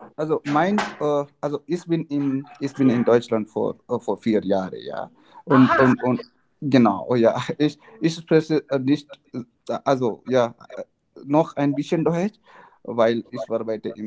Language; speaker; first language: German; non-native, learner; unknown